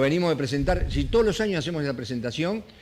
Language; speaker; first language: Spanish; native; Spanish